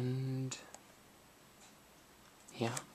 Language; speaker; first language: English; native; English